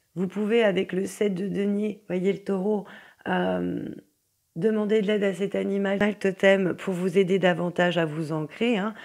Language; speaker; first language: French; native; French